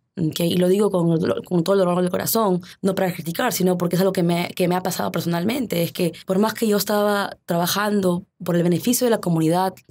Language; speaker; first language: Spanish; early bilingual, heritage; Spanish